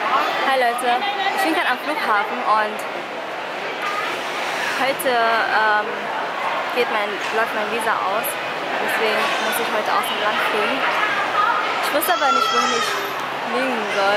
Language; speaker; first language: German; early bilingual, other home language; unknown